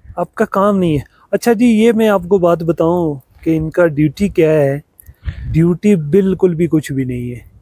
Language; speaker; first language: Urdu; non-native, local second language; Punjabi